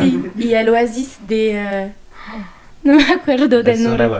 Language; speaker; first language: Spanish; non-native, learner; French